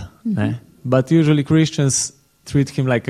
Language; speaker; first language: English; non-native, fluent; Slovenian